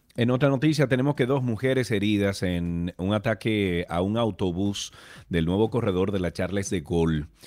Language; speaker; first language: Spanish; native; Spanish